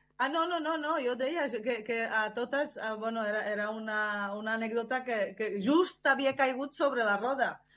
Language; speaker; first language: Catalan; non-native, fluent; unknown